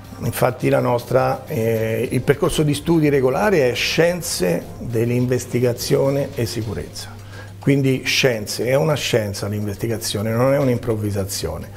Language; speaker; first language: Italian; native; Italian